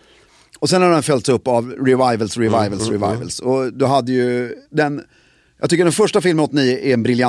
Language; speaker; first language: Swedish; native; Swedish